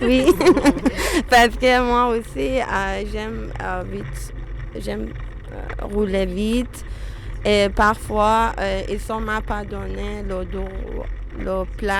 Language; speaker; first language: French; non-native, learner; Persian